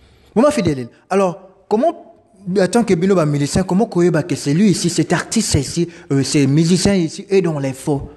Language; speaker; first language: French; non-native, local second language; Lingala